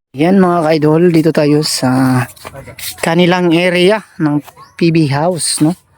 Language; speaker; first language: Filipino; non-native, local second language; Cebuano